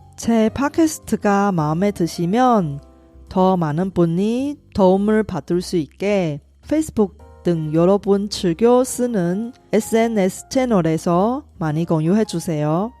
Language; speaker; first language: Korean; non-native, fluent; Chinese